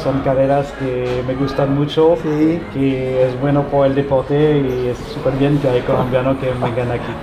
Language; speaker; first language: Spanish; non-native, learner; French